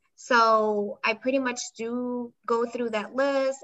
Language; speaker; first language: English; non-native, fluent; Spanish